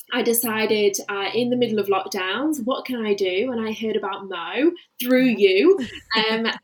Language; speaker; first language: English; native; English